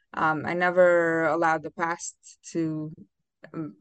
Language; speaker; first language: English; non-native, fluent; Romanian